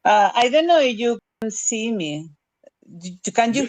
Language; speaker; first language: English; non-native, fluent; Spanish